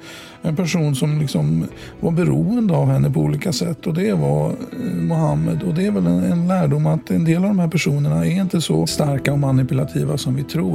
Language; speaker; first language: Swedish; native; Swedish